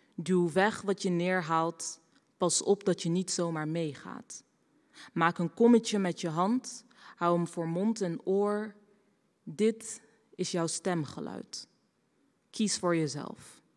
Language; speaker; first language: Dutch; native; Dutch